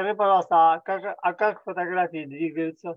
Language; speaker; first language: Russian; native; Russian